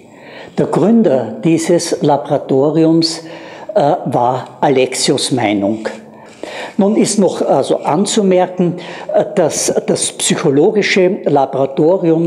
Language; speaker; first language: German; native; German